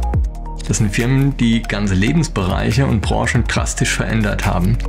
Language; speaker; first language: German; native; German